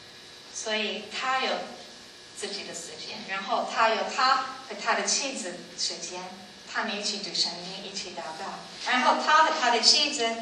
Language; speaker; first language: Chinese; non-native, learner; English